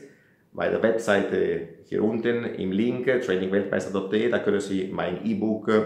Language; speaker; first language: German; non-native, fluent; Italian